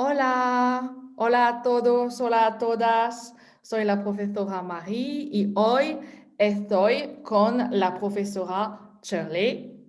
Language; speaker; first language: Spanish; non-native, fluent; French